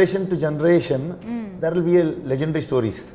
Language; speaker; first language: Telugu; non-native, learner; Kannada